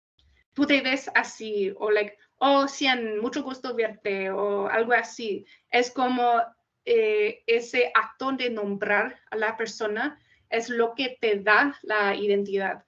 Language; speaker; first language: Spanish; non-native, fluent; English